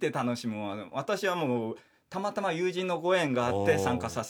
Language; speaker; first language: Japanese; native; Japanese